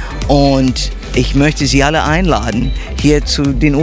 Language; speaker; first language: German; non-native, fluent; English